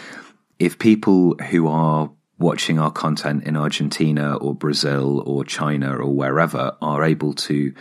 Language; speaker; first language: English; native; English